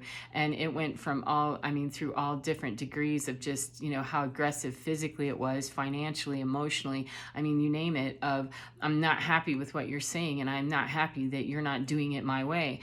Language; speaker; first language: English; native; English